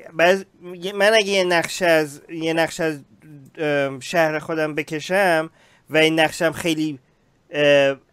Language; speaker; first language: Persian; early bilingual, heritage; Persian